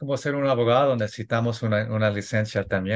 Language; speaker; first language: Spanish; early bilingual, heritage; English